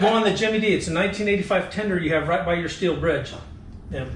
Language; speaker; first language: English; native; English